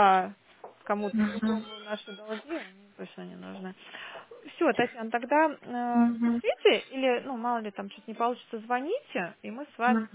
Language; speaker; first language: Russian; native; Russian